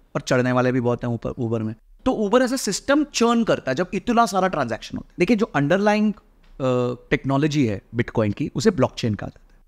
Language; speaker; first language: Hindi; native; Hindi